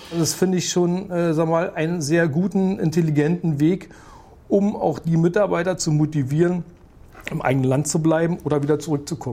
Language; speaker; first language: German; native; German